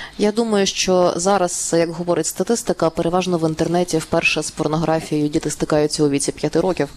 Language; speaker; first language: Ukrainian; native; Ukrainian